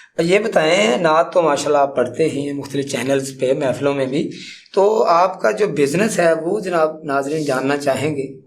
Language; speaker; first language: Urdu; non-native, local second language; Punjabi